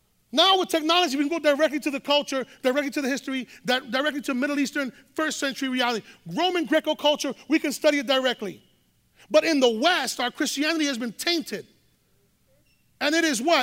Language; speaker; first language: English; early bilingual, other home language; Spanish